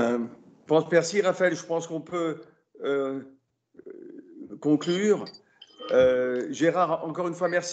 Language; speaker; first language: French; native; French